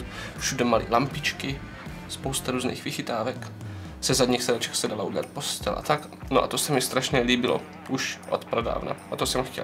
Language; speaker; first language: Czech; native; Czech